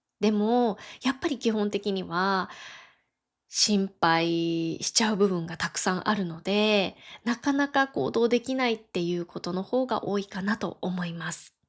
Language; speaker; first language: Japanese; native; Japanese